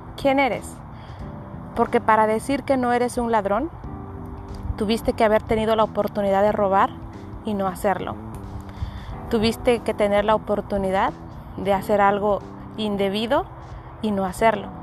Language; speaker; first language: Spanish; native; Spanish